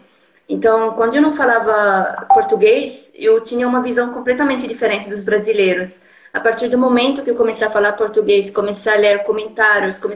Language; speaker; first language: Portuguese; non-native, fluent; Arabic